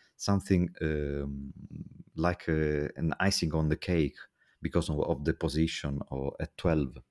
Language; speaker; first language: English; non-native, fluent; Italian